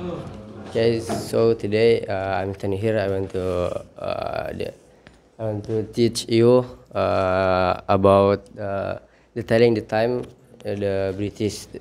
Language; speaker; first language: English; non-native, learner; Indonesian